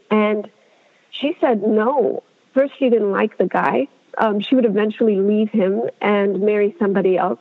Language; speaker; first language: English; non-native, fluent; Amharic